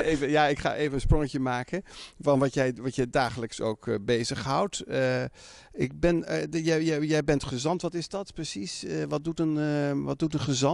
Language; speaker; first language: Dutch; native; Dutch